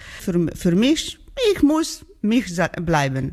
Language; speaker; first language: German; non-native, learner; Georgian